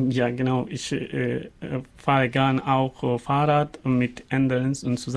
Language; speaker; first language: German; non-native, learner; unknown